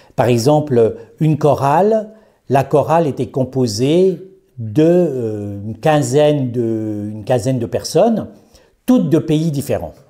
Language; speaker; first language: French; native; French